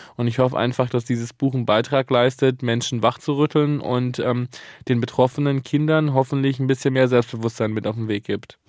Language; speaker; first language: German; early bilingual, other home language; Italian